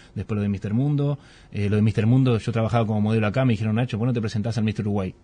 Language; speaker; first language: Spanish; native; Spanish